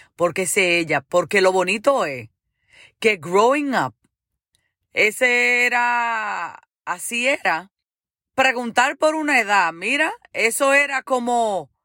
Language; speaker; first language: Spanish; early bilingual, heritage; Spanish